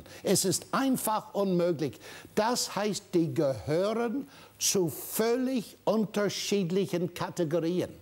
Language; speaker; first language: German; non-native, fluent; English